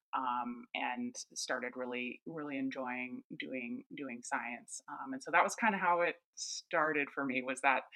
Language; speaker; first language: English; native; English